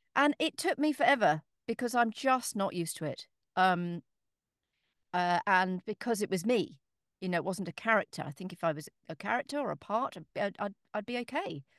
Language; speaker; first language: English; native; English